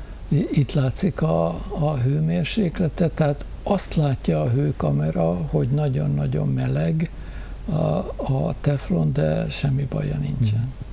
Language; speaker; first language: Hungarian; native; Hungarian